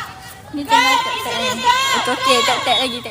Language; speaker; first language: Malay; native; Malay